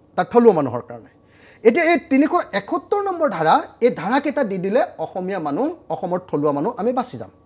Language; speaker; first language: Assamese; native; Assamese